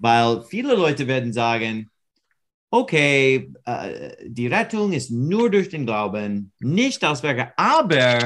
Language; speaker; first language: German; non-native, fluent; English